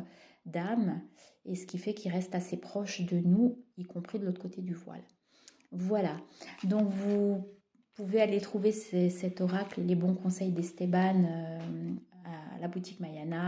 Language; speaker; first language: French; native; French